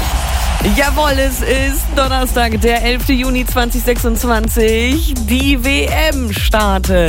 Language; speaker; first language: German; native; German